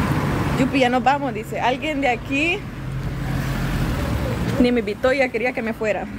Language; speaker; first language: Spanish; native; Spanish